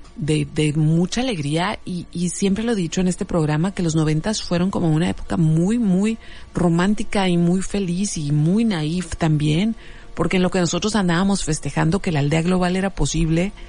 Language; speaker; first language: Spanish; native; Spanish